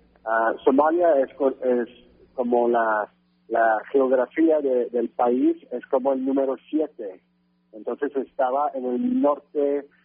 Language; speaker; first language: Spanish; non-native, fluent; French